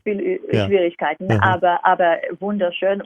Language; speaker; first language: German; non-native, fluent; Hebrew